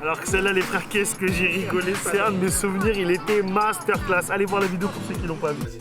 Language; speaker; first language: French; native; French